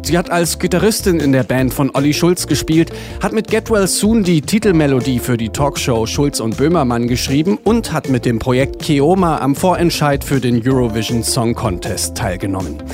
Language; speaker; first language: German; native; German